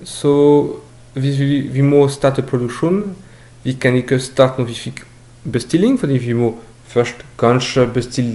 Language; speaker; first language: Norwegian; non-native, learner; French